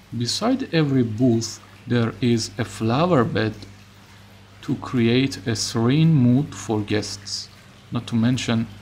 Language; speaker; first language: English; non-native, fluent; Persian